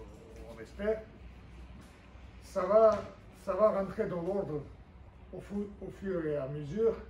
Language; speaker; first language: French; non-native, fluent; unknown